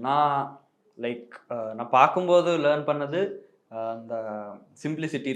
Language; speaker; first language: Tamil; non-native, learner; Telugu